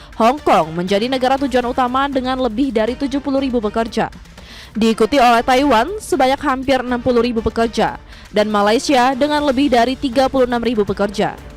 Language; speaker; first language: Indonesian; native; Indonesian